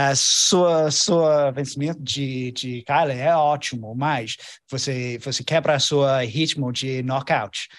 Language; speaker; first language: Portuguese; non-native, learner; English